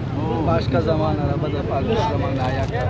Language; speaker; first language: Turkish; non-native, learner; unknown